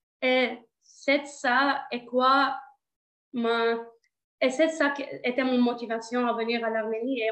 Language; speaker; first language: French; non-native, learner; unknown